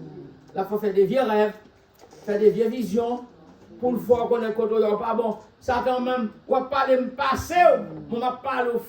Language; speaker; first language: French; non-native, local second language; Haitian Creole